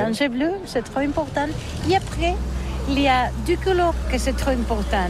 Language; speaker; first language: French; non-native, learner; Catalan